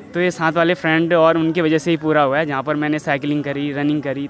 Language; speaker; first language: Hindi; native; Hindi